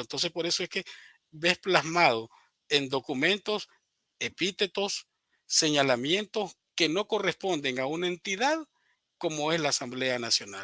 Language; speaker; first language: Spanish; native; Spanish